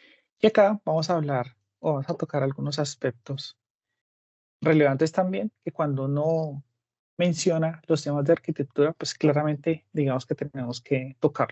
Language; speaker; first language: Spanish; native; Spanish